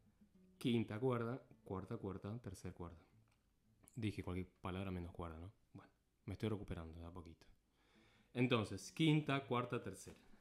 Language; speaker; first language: Spanish; native; Spanish